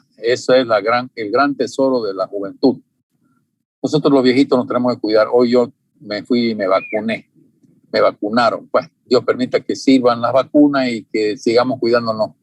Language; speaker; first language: Spanish; native; Spanish